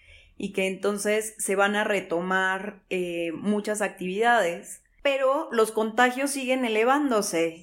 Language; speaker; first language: Spanish; native; Spanish